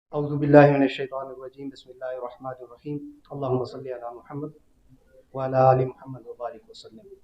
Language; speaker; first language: Urdu; non-native, local second language; Pahari-Potwari